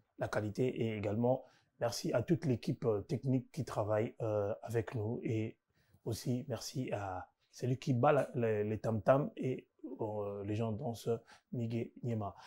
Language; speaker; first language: French; non-native, local second language; Lingala